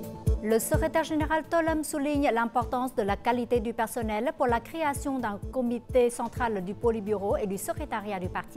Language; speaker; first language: French; non-native, fluent; Vietnamese